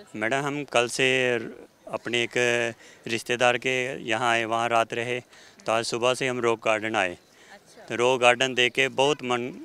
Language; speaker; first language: Hindi; native; Hindi